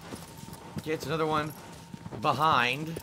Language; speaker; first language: English; native; English